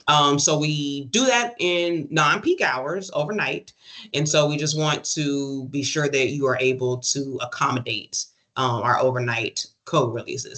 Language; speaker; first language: English; native; English